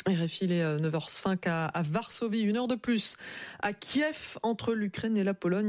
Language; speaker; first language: French; native; French